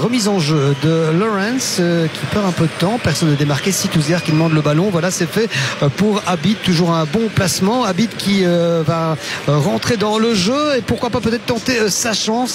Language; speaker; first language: French; native; French